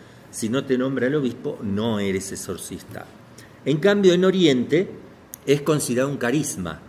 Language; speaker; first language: Spanish; native; Spanish